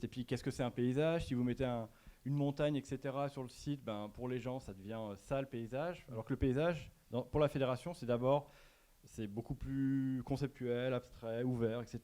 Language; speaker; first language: French; native; French